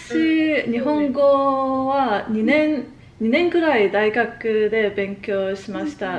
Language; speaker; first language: Japanese; non-native, learner; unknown